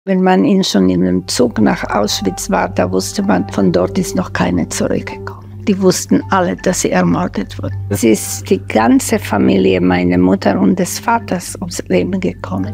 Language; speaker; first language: German; non-native, fluent; Slovak